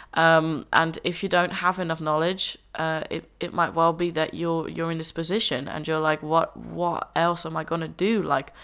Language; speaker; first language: English; non-native, fluent; Dutch